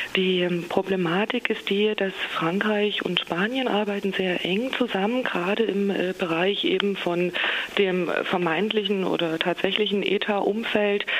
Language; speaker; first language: German; native; German